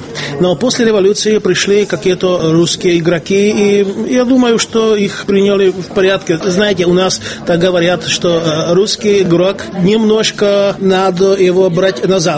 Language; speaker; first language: Russian; non-native, fluent; Czech